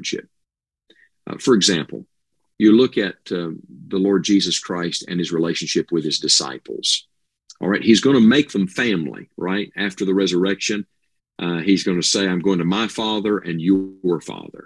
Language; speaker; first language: English; native; English